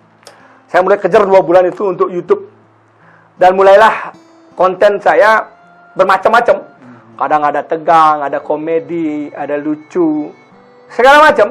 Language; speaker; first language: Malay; non-native, local second language; Balinese